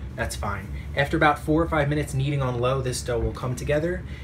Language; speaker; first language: English; native; English